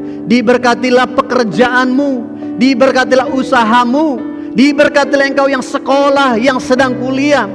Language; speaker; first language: Indonesian; native; Indonesian